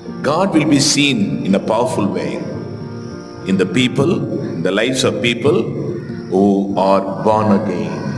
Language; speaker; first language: English; non-native, local second language; Tamil